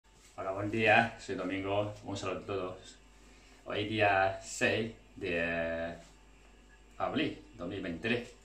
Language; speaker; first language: Spanish; non-native, learner; Chinese